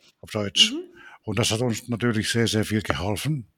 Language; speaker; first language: German; non-native, fluent; Finnish